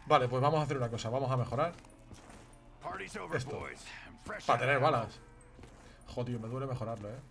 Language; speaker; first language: Spanish; native; Spanish